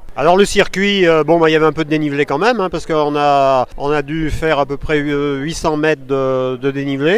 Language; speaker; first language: French; native; French